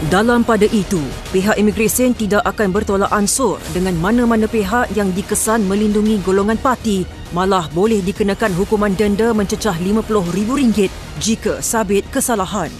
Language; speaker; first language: Malay; native; Malay